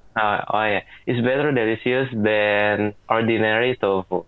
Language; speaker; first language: English; non-native, learner; Indonesian